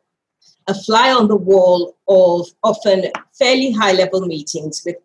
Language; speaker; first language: English; non-native, local second language; Ga